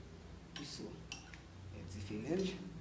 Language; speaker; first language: Portuguese; non-native, learner; Haitian Creole